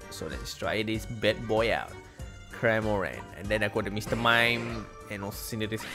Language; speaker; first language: English; non-native, local second language; Malay